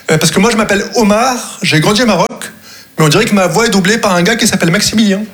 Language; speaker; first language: French; non-native, local second language; Arabic